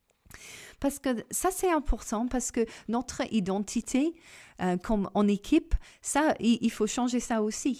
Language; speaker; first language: French; non-native, fluent; English